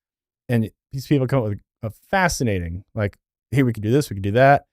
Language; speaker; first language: English; native; English